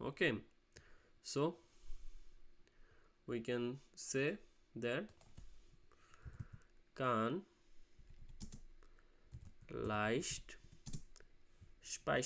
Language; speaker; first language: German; non-native, learner; Hindi